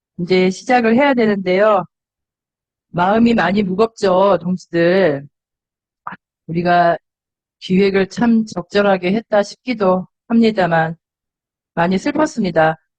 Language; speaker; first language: Korean; native; Korean